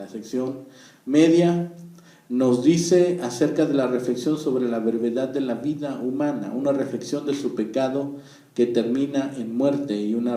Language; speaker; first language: Spanish; native; Spanish